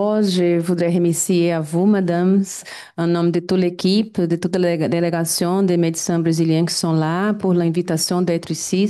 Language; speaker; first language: French; non-native, fluent; Portuguese